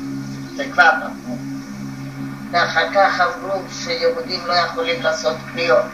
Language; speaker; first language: Hebrew; non-native, fluent; Hungarian